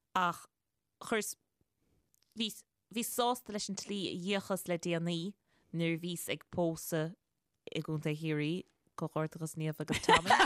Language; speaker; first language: Irish; native; Irish